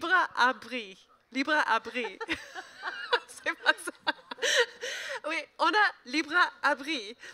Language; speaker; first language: French; non-native, learner; English